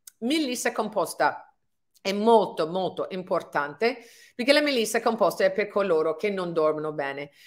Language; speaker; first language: Italian; non-native, fluent; English